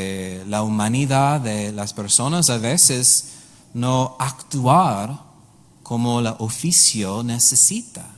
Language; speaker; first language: Spanish; non-native, learner; English